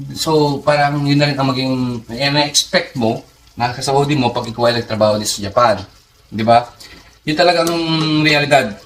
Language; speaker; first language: Filipino; native; Filipino